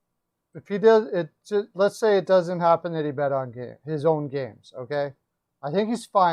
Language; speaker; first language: English; native; English